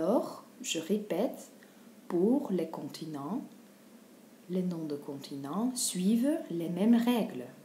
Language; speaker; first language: French; non-native, fluent; Dutch